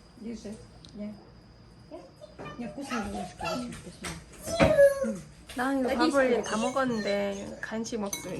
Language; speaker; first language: Korean; non-native, fluent; Russian